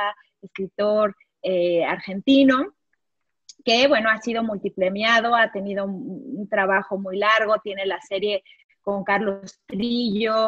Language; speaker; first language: Spanish; native; Spanish